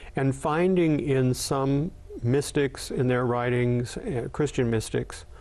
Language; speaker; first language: English; native; English